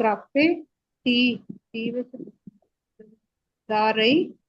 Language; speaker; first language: Italian; non-native, learner; Punjabi